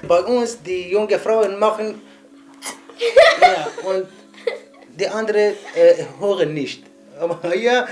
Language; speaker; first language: German; non-native, learner; Kurdish